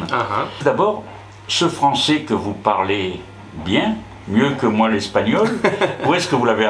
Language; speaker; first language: French; native; French